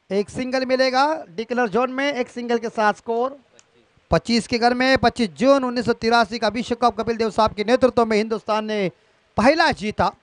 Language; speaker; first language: Hindi; non-native, local second language; Marathi